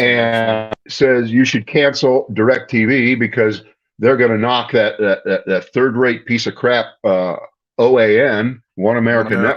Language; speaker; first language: English; native; English